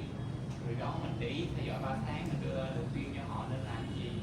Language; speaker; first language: Vietnamese; native; Vietnamese